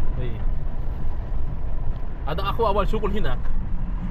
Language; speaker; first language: Arabic; non-native, learner; Filipino